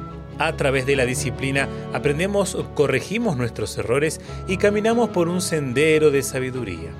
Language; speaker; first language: Spanish; native; Spanish